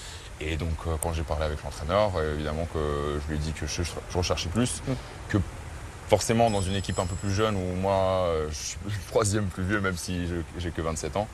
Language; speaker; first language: French; native; French